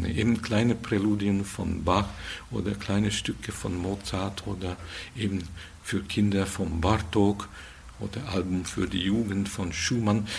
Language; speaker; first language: German; non-native, fluent; Hungarian